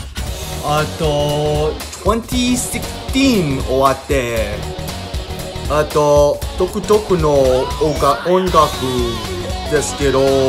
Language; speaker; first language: Japanese; non-native, learner; English